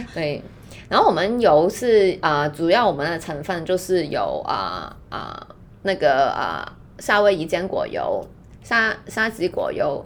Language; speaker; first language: Chinese; non-native, fluent; Cantonese